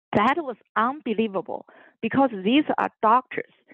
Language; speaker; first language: English; non-native, fluent; Chinese